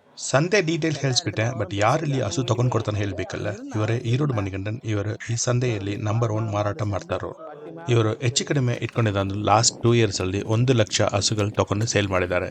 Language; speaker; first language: Kannada; non-native, local second language; Tamil